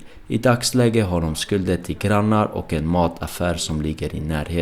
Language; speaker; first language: Swedish; early bilingual, other home language; Armenian